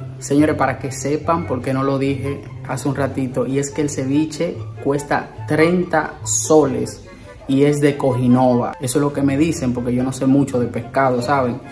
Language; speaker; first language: Spanish; native; Spanish